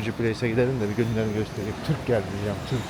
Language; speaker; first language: Turkish; native; Turkish